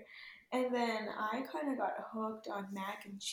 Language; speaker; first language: English; non-native, local second language; Urdu